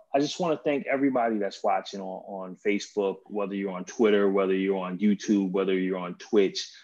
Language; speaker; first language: English; native; English